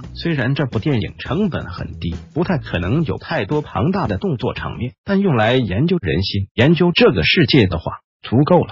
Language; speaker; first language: Chinese; native; Chinese